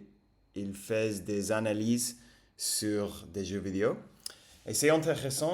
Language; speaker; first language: French; non-native, fluent; English